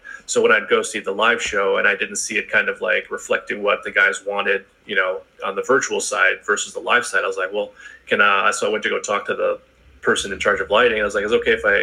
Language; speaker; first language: English; native; English